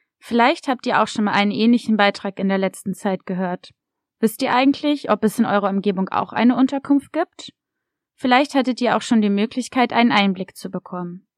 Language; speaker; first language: German; native; German